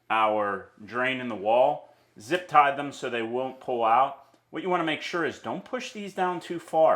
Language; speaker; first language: English; native; English